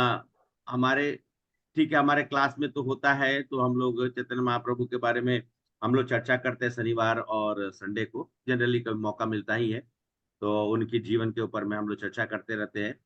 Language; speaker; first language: Hindi; native; Hindi